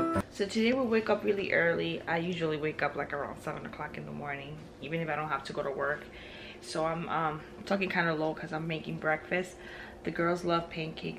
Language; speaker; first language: English; early bilingual, other home language; Spanish